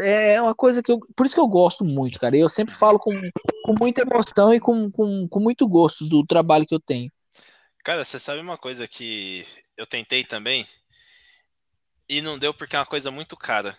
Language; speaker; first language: Portuguese; native; Portuguese